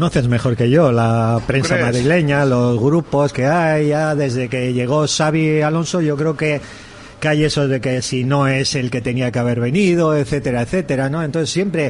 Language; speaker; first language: Spanish; native; Spanish